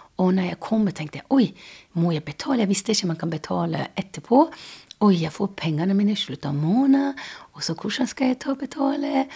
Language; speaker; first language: Norwegian; non-native, fluent; Persian